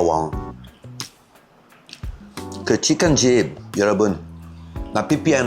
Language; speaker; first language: Korean; non-native, fluent; French